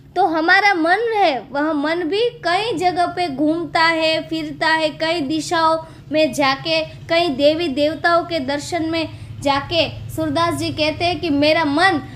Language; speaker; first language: Hindi; non-native, local second language; Gujarati